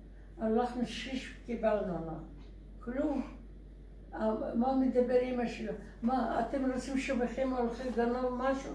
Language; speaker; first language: Hebrew; non-native, learner; Russian